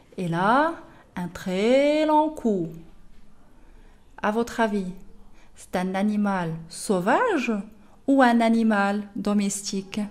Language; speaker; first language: French; non-native, local second language; Arabic